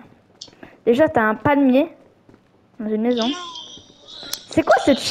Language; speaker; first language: French; native; French